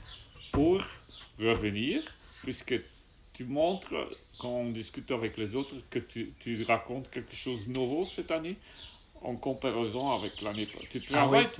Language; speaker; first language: French; non-native, learner; Czech